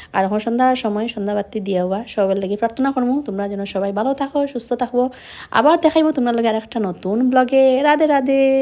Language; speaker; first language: Bangla; non-native, local second language; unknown